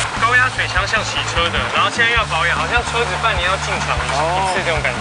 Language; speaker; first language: Chinese; native; Chinese